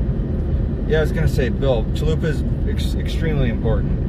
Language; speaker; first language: English; native; English